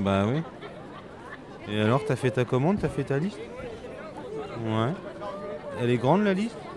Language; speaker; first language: French; native; French